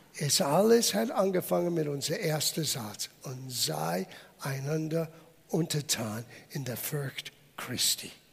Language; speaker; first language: German; non-native, fluent; English